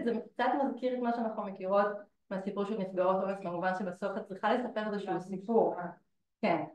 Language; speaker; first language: Hebrew; native; Hebrew